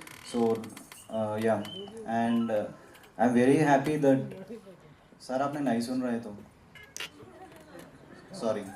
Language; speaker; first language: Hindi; non-native, local second language; Telugu